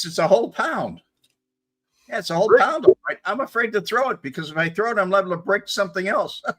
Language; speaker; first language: English; native; English